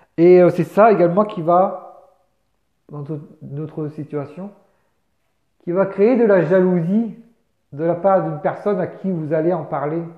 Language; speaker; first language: French; native; French